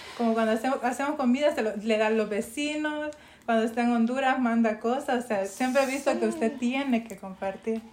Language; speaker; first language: Spanish; early bilingual, heritage; Spanish